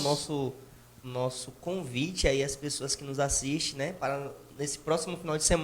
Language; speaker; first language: Portuguese; native; Portuguese